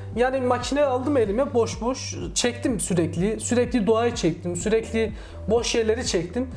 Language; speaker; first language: Turkish; native; Turkish